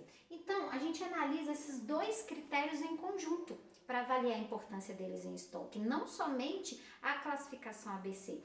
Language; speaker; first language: Portuguese; native; Portuguese